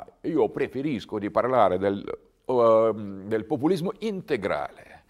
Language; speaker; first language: Italian; non-native, learner; Russian